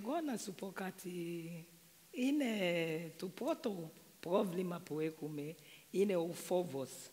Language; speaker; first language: Greek; non-native, fluent; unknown